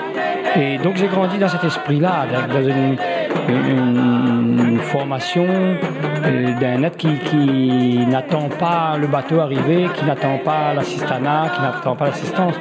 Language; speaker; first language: French; non-native, local second language; Réunion Creole French